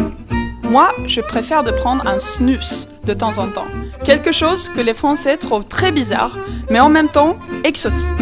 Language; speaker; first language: French; non-native, fluent; Swedish